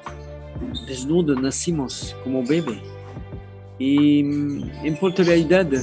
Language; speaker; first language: Spanish; non-native, learner; French